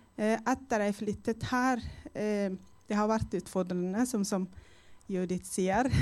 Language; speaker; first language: Norwegian; non-native, fluent; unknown